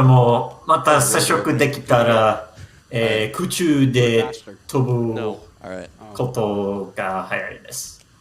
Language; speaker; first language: Japanese; non-native, learner; English